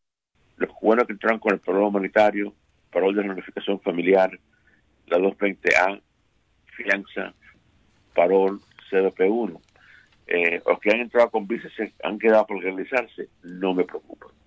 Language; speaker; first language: Spanish; native; Spanish